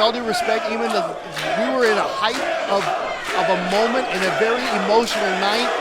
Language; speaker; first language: English; native; English